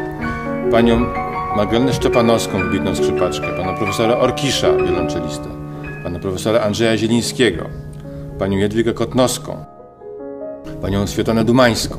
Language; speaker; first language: Polish; native; Polish